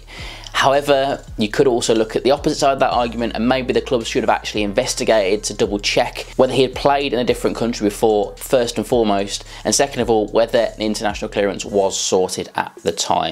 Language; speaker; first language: English; native; English